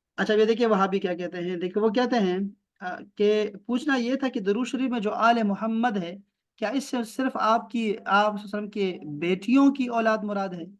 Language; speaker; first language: Urdu; non-native, local second language; Pashto